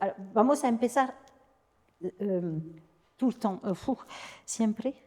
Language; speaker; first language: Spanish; non-native, fluent; French